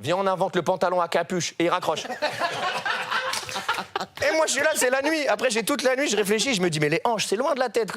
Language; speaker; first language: French; native; French